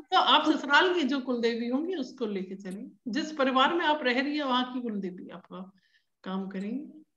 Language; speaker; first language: Hindi; native; Hindi